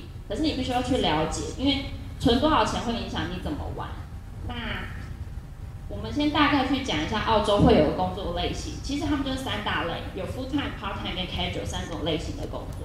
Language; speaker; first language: Chinese; native; Chinese